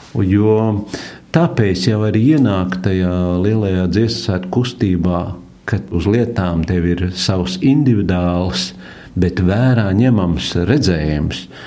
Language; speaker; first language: Latvian; native; Latvian